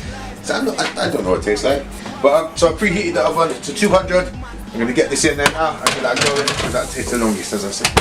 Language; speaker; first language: English; native; English